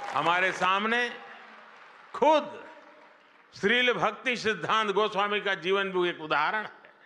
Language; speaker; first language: Hindi; non-native, local second language; Gujarati